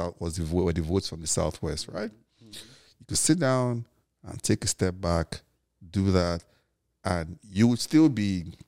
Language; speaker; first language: English; non-native, local second language; Igbo